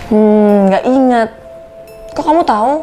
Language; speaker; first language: Indonesian; native; Indonesian